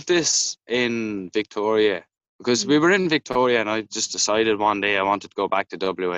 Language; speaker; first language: English; native; English